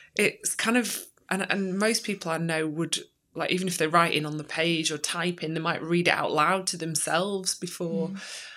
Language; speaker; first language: English; native; English